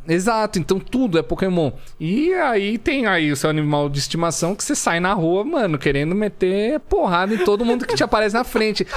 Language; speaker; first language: Portuguese; early bilingual, other home language; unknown